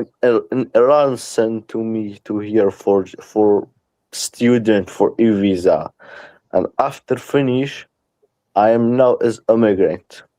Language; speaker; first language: English; non-native, learner; Persian